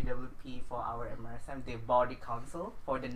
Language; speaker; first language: English; non-native, local second language; Malay